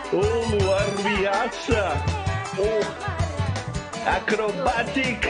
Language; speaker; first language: Indonesian; non-native, learner; Portuguese